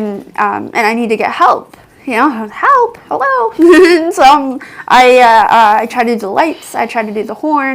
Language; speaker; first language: English; native; English